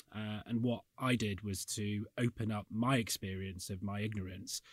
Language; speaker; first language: English; native; English